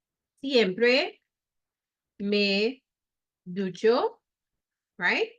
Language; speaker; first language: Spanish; non-native, fluent; English